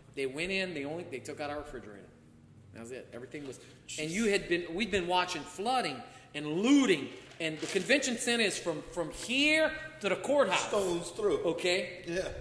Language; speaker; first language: English; native; English